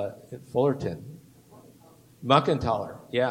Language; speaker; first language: English; native; English